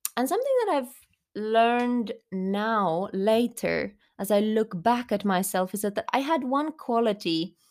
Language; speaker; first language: English; non-native, fluent; Finnish